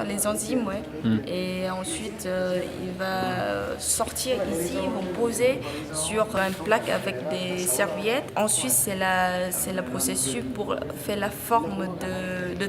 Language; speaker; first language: French; non-native, fluent; Vietnamese